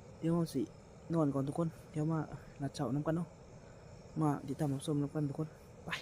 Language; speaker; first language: Thai; non-native, local second language; Lao